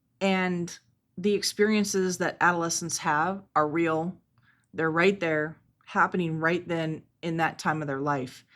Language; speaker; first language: English; native; English